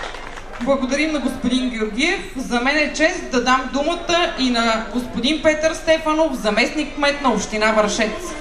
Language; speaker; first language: Bulgarian; native; Bulgarian